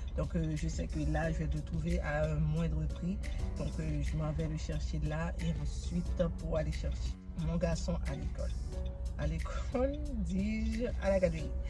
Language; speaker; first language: French; non-native, local second language; Haitian Creole